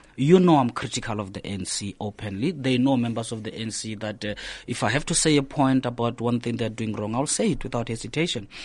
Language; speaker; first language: English; non-native, local second language; Northern Sotho